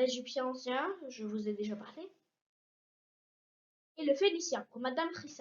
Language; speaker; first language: French; early bilingual, heritage; French